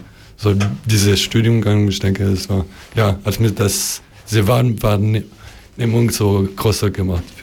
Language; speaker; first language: German; non-native, learner; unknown